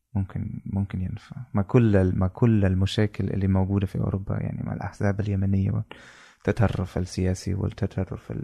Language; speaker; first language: Arabic; non-native, fluent; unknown